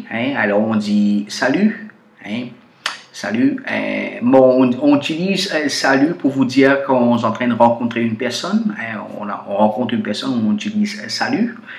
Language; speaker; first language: French; non-native, fluent; Portuguese